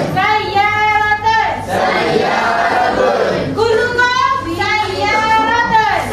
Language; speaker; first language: Arabic; non-native, learner; Malay